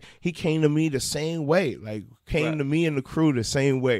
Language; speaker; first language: English; native; English